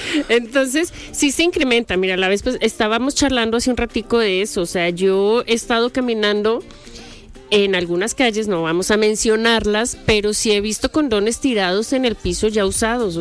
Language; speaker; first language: Spanish; native; Spanish